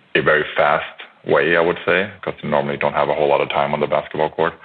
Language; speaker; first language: English; non-native, fluent; German